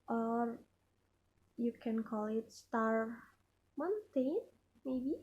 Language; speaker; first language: English; non-native, learner; Indonesian